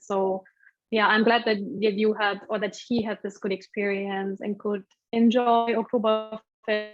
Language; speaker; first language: English; non-native, fluent; German